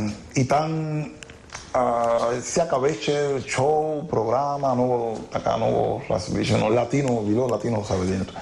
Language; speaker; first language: Bulgarian; non-native, learner; Spanish